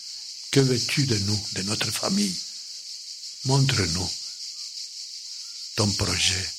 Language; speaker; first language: French; non-native, fluent; Spanish